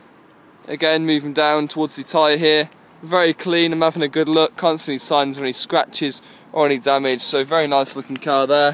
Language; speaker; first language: English; native; English